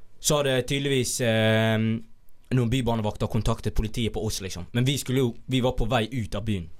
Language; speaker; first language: Norwegian; early bilingual, other home language; Somali